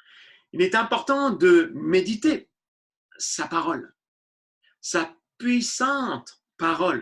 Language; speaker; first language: French; native; French